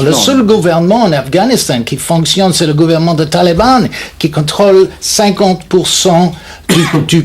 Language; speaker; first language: French; non-native, fluent; English